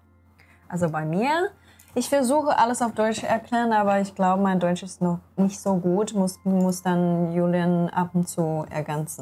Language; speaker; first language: German; non-native, learner; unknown